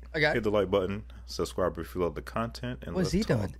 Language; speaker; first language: English; native; English